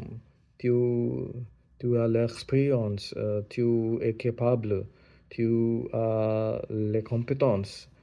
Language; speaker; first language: French; non-native, learner; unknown